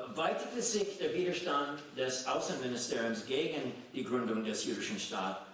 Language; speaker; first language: German; non-native, fluent; English